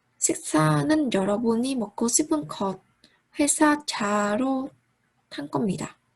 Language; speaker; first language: Korean; non-native, learner; Vietnamese